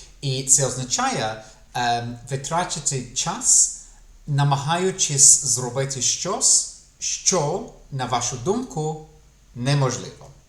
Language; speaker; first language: Ukrainian; non-native, fluent; English